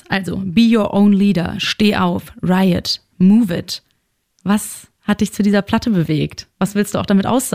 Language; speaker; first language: German; native; German